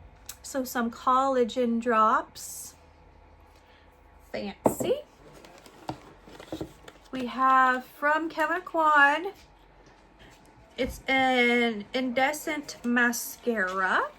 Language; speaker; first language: English; native; English